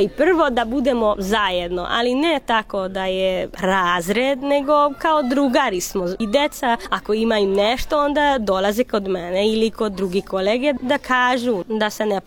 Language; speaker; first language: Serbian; non-native, local second language; Hungarian